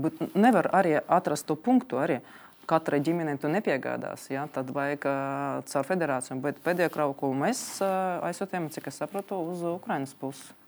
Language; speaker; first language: Latvian; non-native, local second language; Russian